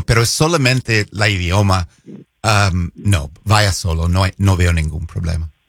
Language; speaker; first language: Spanish; non-native, fluent; English